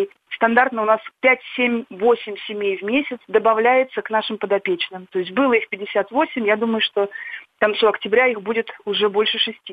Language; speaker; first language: Russian; native; Russian